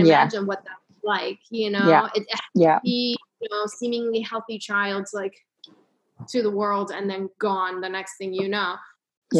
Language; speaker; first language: English; non-native, fluent; Persian